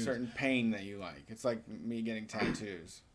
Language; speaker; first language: English; native; English